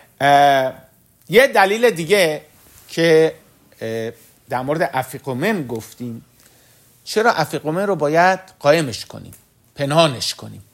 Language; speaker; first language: Persian; early bilingual, heritage; Persian